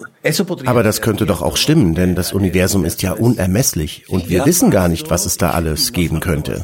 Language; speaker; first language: German; native; German